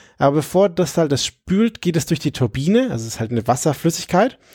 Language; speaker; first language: German; native; German